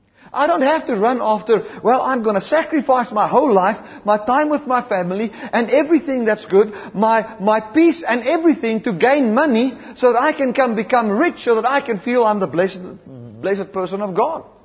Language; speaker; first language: English; non-native, local second language; Afrikaans